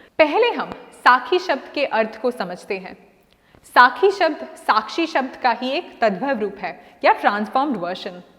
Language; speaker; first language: Hindi; non-native, local second language; Malayalam